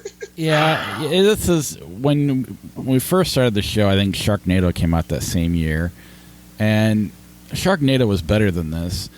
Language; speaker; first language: English; native; English